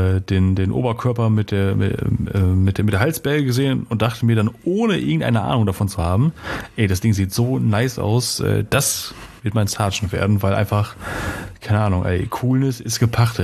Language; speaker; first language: German; native; German